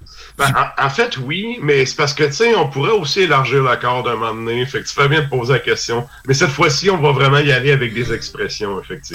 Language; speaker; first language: French; native; French